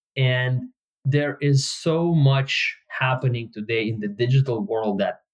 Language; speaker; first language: English; non-native, fluent; Hebrew